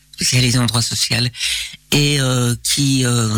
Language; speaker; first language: French; native; French